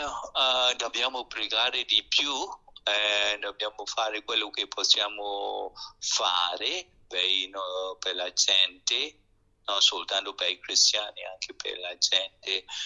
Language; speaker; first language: Italian; non-native, learner; Burmese